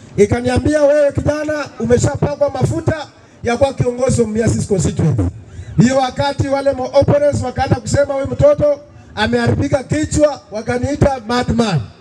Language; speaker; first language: Swahili; non-native, local second language; Luyia